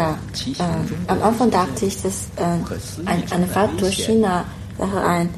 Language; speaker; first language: German; non-native, fluent; Chinese